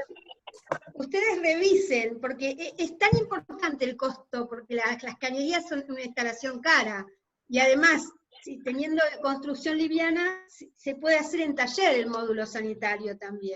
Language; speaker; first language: Spanish; native; Spanish